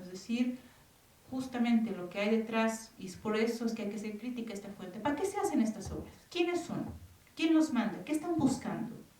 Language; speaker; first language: Spanish; native; Spanish